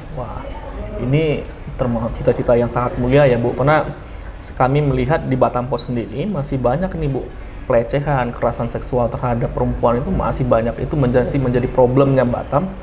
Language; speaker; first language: Indonesian; native; Indonesian